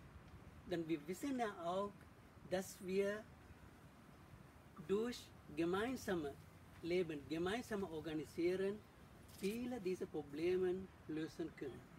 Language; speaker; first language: German; non-native, learner; Sinhala